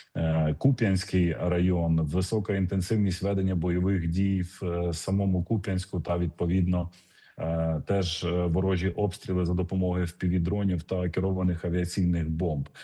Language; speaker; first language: Ukrainian; native; Ukrainian